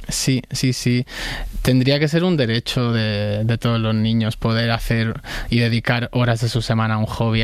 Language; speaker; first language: Spanish; native; Spanish